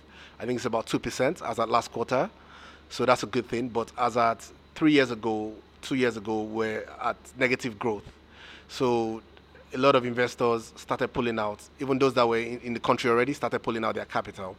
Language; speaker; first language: English; non-native, local second language; Yoruba